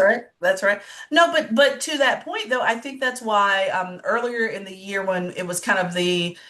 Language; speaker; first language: English; native; English